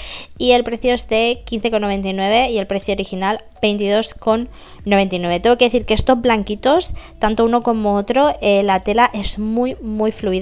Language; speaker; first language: Spanish; native; Spanish